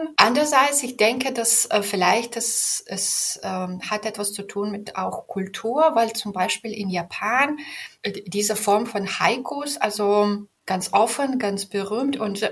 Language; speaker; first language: German; non-native, fluent; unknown